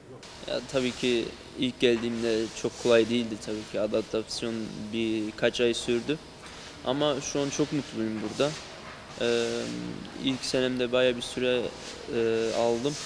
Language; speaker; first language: Turkish; early bilingual, heritage; Turkish